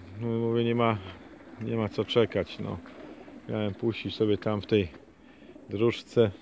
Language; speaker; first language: Polish; native; Polish